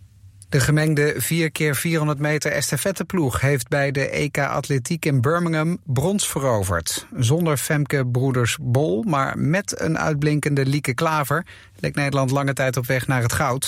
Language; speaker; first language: Dutch; native; Dutch